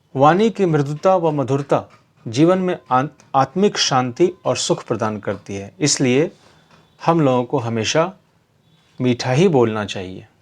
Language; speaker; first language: Hindi; native; Hindi